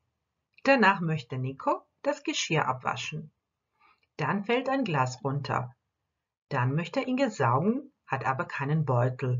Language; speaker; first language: German; non-native, fluent; Croatian